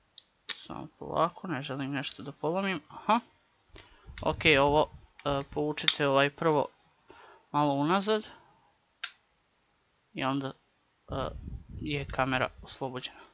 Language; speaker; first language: Croatian; native; Croatian